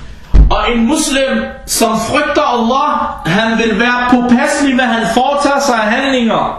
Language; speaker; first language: Danish; non-native, fluent; Arabic